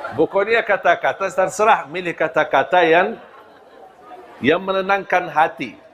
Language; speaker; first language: Malay; non-native, fluent; Arabic